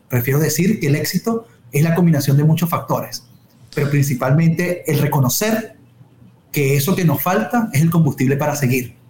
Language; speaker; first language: Spanish; native; Spanish